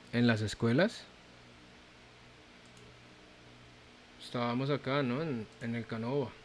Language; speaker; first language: Spanish; native; Spanish